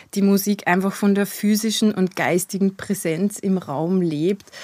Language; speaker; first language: German; native; German